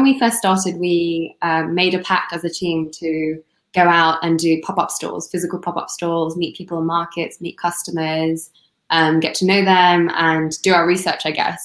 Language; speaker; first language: English; non-native, local second language; Cantonese